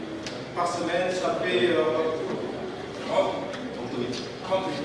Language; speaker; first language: French; non-native, fluent; Indonesian